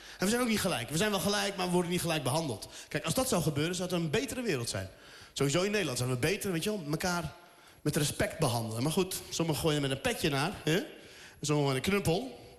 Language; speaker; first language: Dutch; early bilingual, other home language; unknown